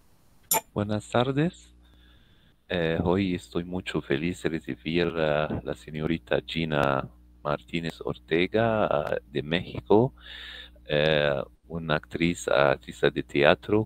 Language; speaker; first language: Spanish; non-native, learner; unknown